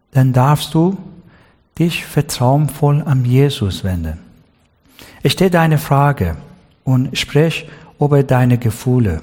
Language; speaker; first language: German; non-native, learner; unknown